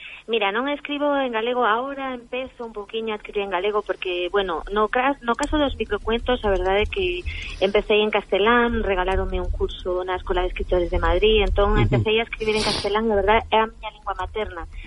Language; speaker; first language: Galician; non-native, local second language; Spanish